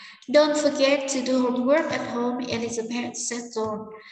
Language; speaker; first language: English; non-native, fluent; Vietnamese